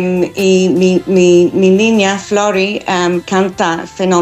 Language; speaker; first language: Spanish; non-native, fluent; English